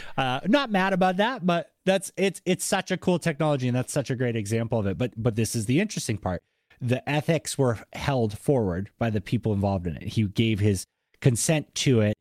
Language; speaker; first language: English; native; English